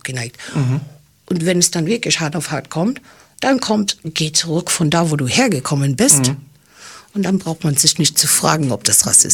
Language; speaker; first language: German; early bilingual, heritage; English